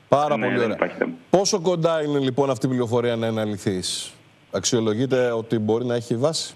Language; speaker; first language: Greek; native; Greek